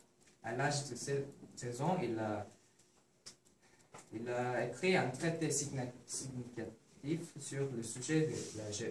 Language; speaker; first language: French; non-native, learner; Korean